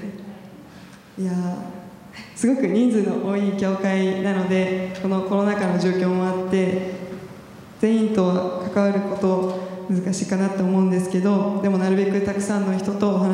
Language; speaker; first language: Japanese; native; Japanese